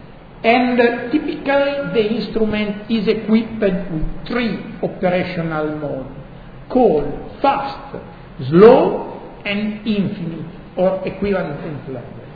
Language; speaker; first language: English; non-native, fluent; Italian